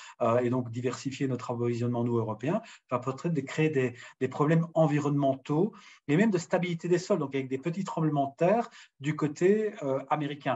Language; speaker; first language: French; native; French